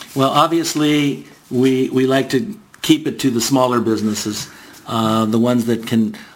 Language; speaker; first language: English; native; English